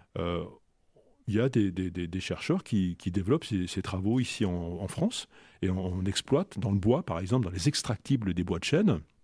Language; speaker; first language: French; native; French